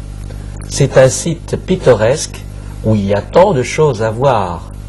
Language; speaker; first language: French; non-native, fluent; Chinese